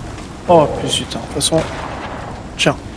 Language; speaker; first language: French; native; French